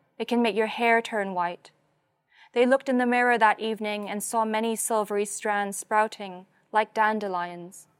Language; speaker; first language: English; non-native, local second language; Cantonese